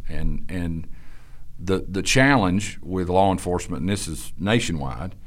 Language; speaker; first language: English; native; English